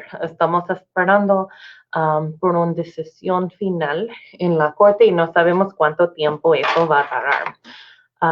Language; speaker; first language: Spanish; non-native, learner; English